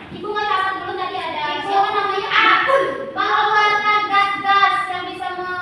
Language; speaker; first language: Indonesian; native; Indonesian